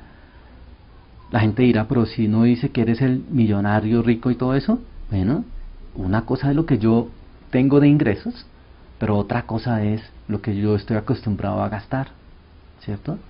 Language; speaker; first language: Spanish; early bilingual, other home language; Korean